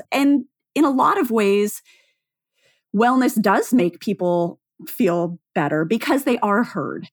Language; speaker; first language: English; native; English